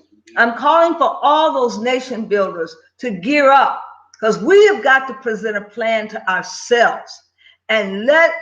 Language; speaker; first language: English; native; English